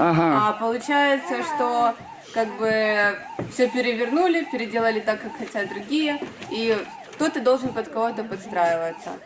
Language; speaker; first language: Russian; native; Russian